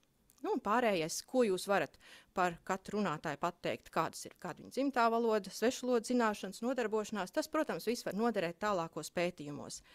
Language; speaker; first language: Latvian; native; Latvian